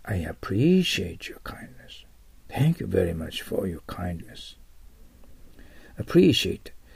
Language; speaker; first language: English; non-native, fluent; Japanese